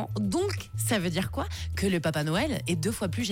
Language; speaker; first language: French; native; French